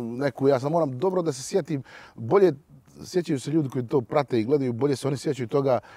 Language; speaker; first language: Serbian; native; Serbian